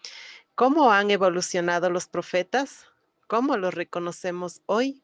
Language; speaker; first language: Spanish; native; Spanish